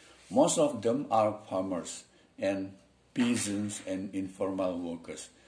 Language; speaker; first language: English; non-native, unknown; Indonesian